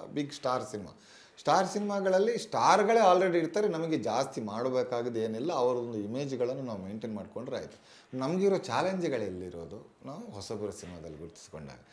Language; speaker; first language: Kannada; non-native, local second language; Tulu